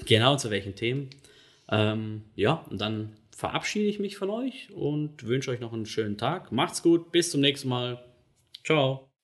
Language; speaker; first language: German; native; German